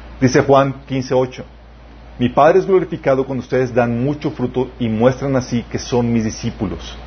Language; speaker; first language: Spanish; native; Spanish